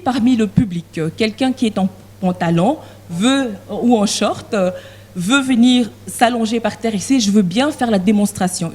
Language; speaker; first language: French; non-native, local second language; Lingala